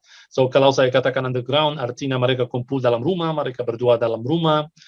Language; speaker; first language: Indonesian; non-native, fluent; Arabic